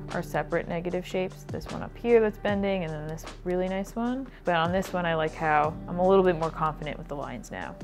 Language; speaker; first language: English; native; English